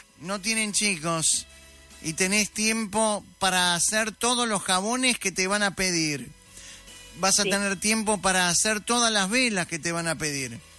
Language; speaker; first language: Spanish; native; Spanish